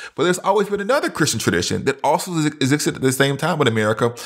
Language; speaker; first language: English; native; English